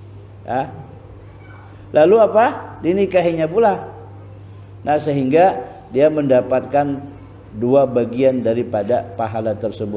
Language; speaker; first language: Indonesian; non-native, local second language; Banjar